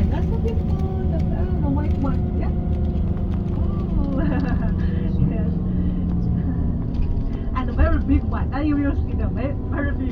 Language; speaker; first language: English; non-native, learner; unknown